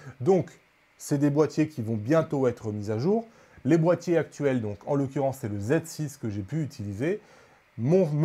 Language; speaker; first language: French; native; French